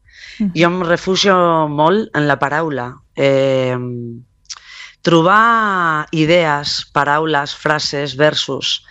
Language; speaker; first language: Catalan; non-native, local second language; Spanish